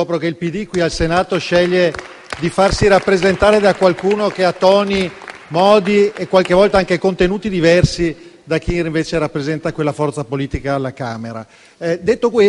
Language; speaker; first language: Italian; native; Italian